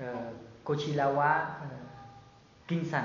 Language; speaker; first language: Japanese; non-native, learner; Vietnamese